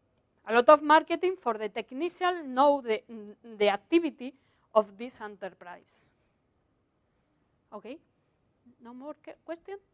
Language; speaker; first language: English; non-native, learner; Spanish